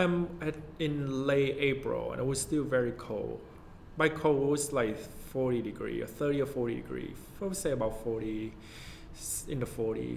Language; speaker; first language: English; non-native, fluent; Vietnamese